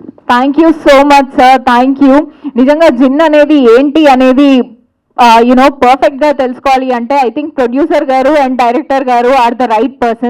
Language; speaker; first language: Telugu; native; Telugu